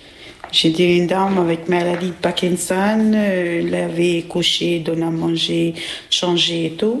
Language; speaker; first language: French; non-native, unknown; Albanian